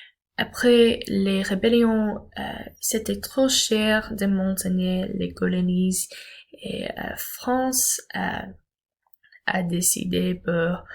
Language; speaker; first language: French; non-native, learner; English